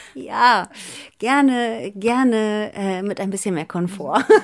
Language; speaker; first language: German; early bilingual, other home language; Greek